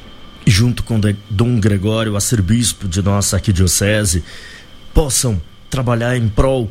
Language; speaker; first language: Portuguese; native; Portuguese